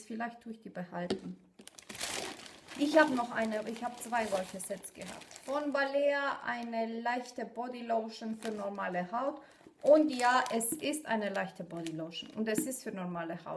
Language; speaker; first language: German; non-native, fluent; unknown